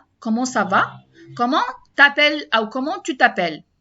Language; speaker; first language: French; non-native, learner; Arabic